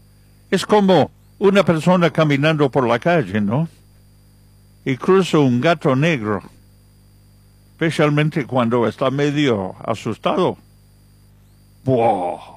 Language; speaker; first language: Spanish; non-native, fluent; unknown